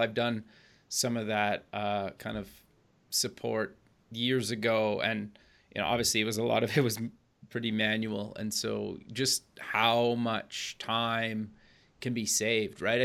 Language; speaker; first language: English; native; English